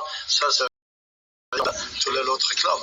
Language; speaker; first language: French; non-native, learner; Arabic